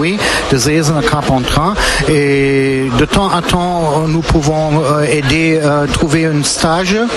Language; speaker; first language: French; non-native, learner; German